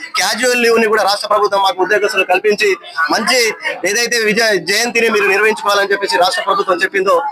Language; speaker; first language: Telugu; non-native, local second language; Lambadi